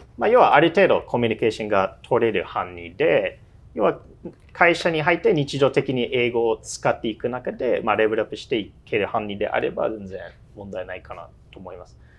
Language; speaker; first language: Japanese; non-native, fluent; English